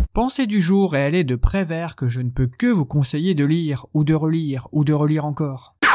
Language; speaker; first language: French; native; French